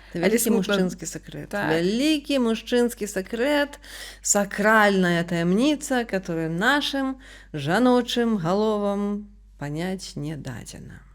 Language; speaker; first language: Belarusian; non-native, local second language; Russian